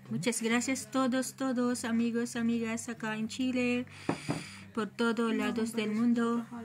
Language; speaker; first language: Spanish; non-native, learner; Filipino